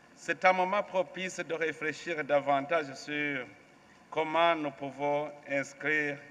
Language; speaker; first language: French; non-native, local second language; Rundi